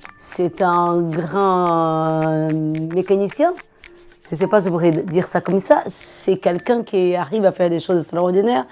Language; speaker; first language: French; non-native, fluent; Portuguese